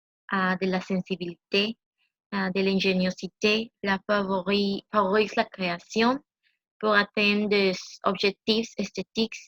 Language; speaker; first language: French; non-native, learner; Spanish